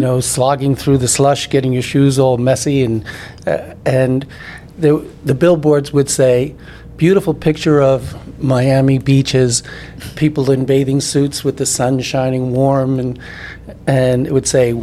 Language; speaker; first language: English; native; English